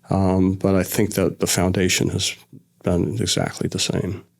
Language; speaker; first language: English; native; English